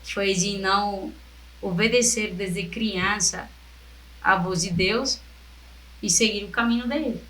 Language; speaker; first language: Portuguese; non-native, fluent; Spanish